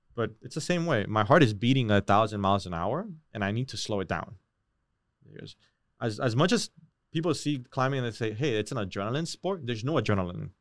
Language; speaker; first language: English; native; English